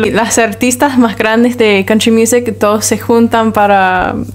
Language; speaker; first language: Spanish; non-native, learner; English